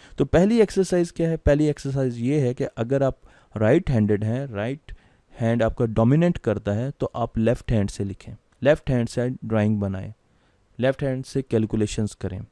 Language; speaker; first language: Urdu; non-native, local second language; Punjabi